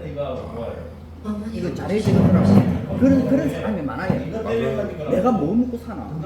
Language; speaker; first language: Korean; native; Korean